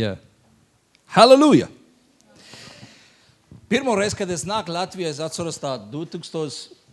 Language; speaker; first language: Latvian; non-native, learner; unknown